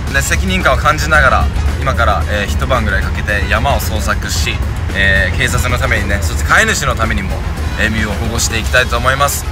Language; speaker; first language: Japanese; early bilingual, heritage; English